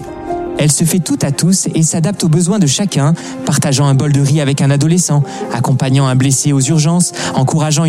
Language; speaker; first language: French; native; French